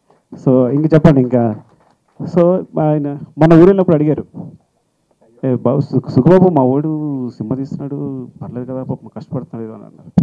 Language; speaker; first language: Telugu; native; Telugu